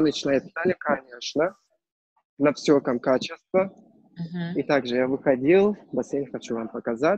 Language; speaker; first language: Russian; non-native, learner; Turkish